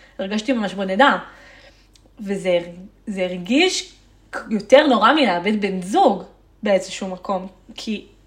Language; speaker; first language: Hebrew; early bilingual, other home language; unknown